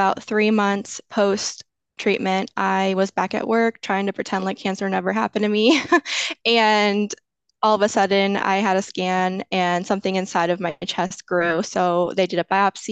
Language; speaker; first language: English; native; English